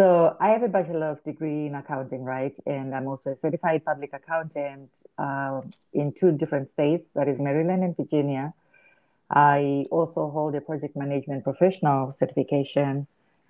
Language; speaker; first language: English; non-native, local second language; Shona